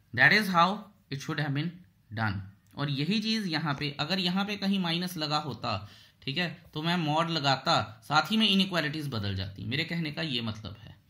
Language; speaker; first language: Hindi; native; Hindi